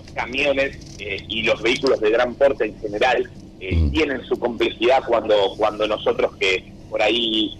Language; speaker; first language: Spanish; native; Spanish